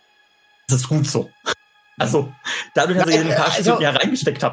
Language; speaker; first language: German; native; German